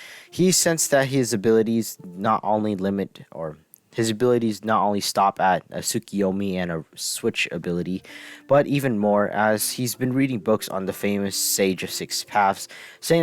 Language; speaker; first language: English; native; English